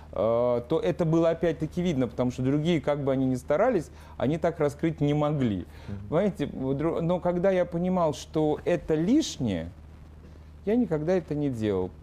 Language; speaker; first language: Russian; non-native, local second language; Ukrainian